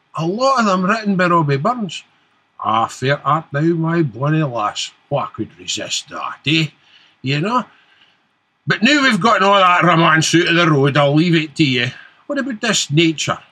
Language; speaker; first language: English; native; English